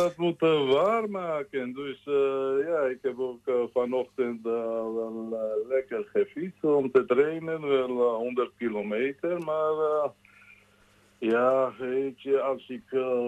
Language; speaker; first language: Dutch; non-native, learner; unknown